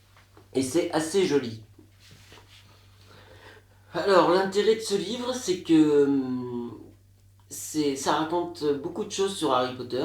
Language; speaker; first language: French; native; French